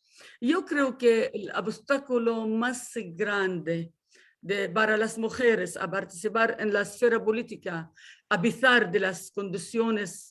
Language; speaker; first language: Spanish; non-native, fluent; Arabic